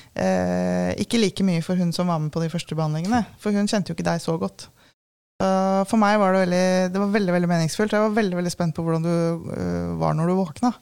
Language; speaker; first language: Norwegian; native; Norwegian